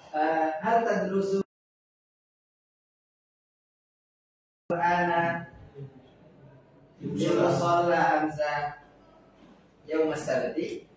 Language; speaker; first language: Arabic; non-native, learner; Indonesian